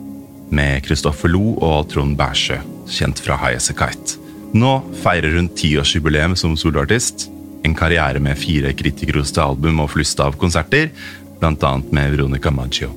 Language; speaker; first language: Norwegian; native; Norwegian